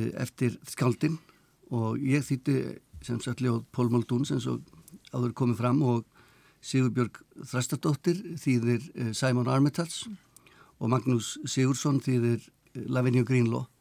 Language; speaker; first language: Icelandic; native; Icelandic